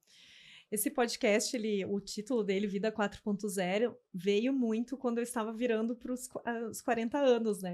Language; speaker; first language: Portuguese; native; Portuguese